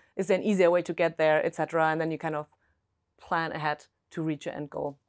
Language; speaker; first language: English; non-native, fluent; German